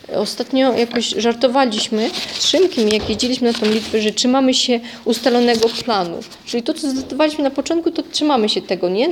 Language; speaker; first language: Polish; non-native, fluent; Russian